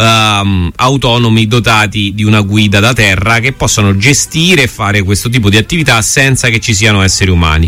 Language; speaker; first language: Italian; native; Italian